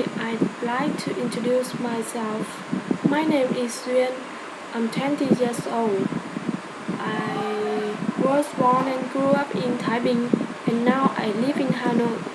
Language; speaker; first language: English; non-native, learner; Vietnamese